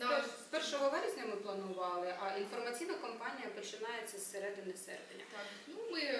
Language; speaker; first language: Ukrainian; native; Ukrainian